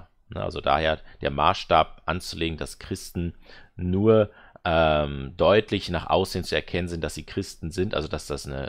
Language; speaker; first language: German; native; German